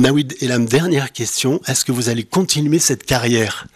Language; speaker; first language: French; native; French